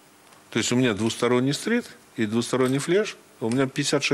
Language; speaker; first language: Russian; native; Russian